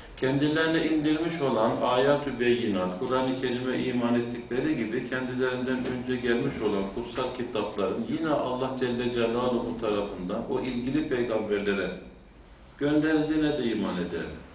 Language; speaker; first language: Turkish; native; Turkish